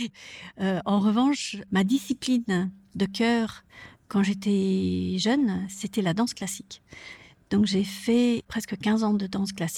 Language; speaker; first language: French; native; French